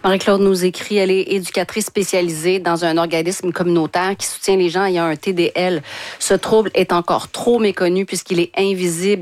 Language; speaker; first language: French; native; French